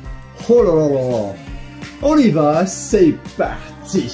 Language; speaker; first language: French; non-native, fluent; English